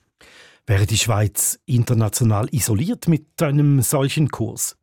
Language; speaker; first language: German; native; German